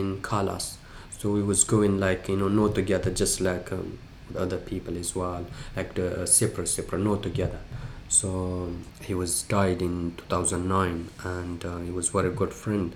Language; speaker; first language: English; early bilingual, other home language; Persian